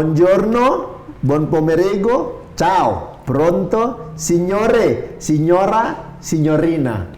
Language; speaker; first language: Italian; non-native, learner; Indonesian